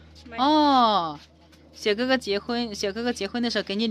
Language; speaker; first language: Chinese; native; Chinese